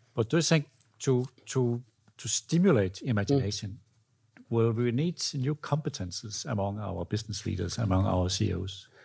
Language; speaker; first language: English; non-native, fluent; Danish